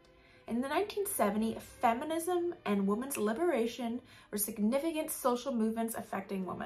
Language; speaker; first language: English; native; English